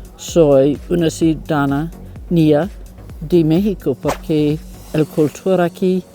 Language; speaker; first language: Spanish; non-native, learner; English